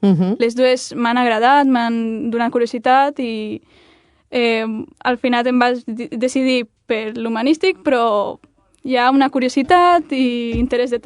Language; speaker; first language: Catalan; non-native, local second language; Spanish